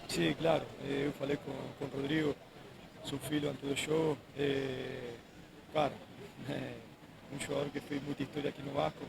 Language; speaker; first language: Portuguese; non-native, fluent; Spanish